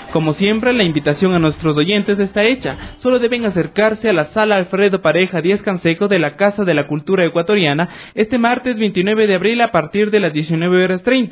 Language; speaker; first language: Spanish; native; Spanish